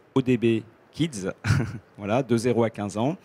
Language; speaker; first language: French; native; French